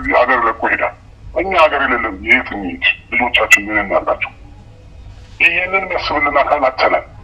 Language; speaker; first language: Amharic; native; Amharic